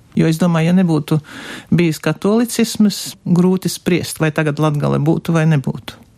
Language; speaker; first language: Latvian; native; Latvian